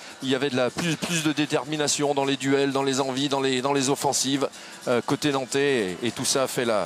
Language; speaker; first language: French; native; French